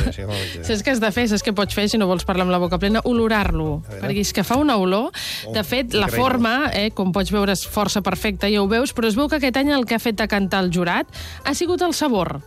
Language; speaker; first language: Catalan; native; Catalan